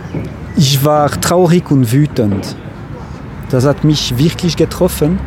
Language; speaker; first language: German; non-native, local second language; French